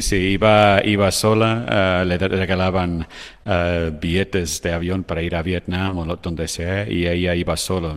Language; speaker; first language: Spanish; non-native, fluent; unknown